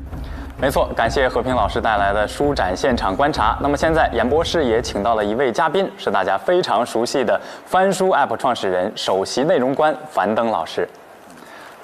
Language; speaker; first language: Chinese; native; Chinese